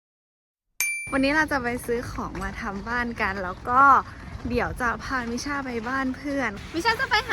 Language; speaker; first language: Thai; native; Thai